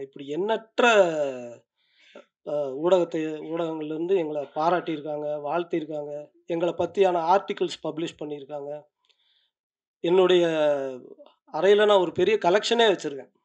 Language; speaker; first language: Tamil; native; Tamil